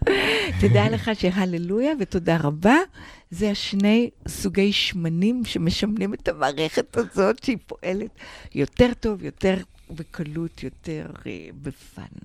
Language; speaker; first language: Hebrew; non-native, fluent; English